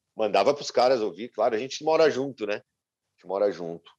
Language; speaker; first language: Portuguese; native; Portuguese